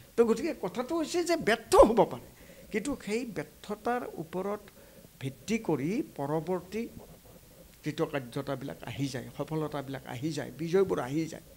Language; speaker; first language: Assamese; native; Assamese